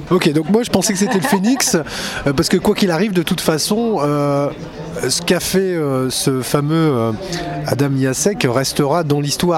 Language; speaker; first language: French; native; French